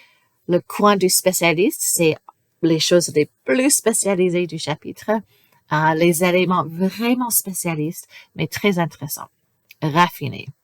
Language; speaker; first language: French; non-native, fluent; English